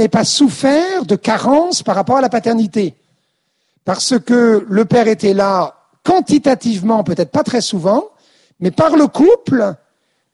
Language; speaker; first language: French; native; French